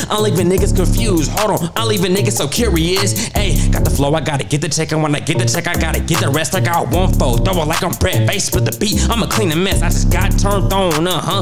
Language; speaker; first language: English; native; English